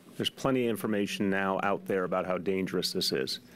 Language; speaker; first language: English; native; English